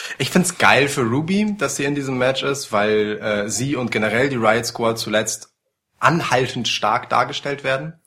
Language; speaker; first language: German; early bilingual, other home language; Polish